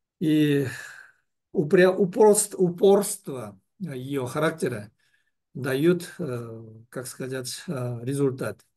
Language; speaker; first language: Russian; non-native, learner; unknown